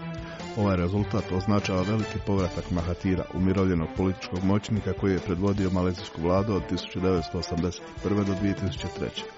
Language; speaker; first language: Croatian; native; Croatian